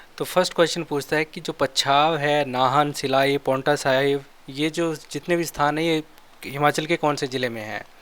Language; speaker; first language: Hindi; non-native, local second language; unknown